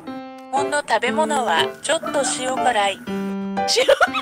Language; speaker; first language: Japanese; non-native, learner; Korean